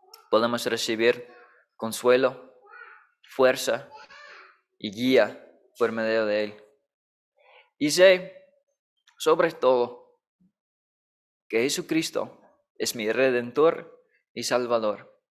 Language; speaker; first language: Spanish; non-native, fluent; English